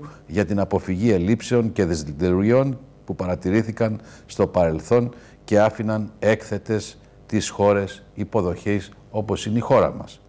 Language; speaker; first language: Greek; native; Greek